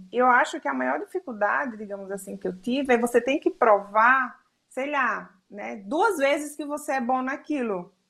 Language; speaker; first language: Portuguese; native; Portuguese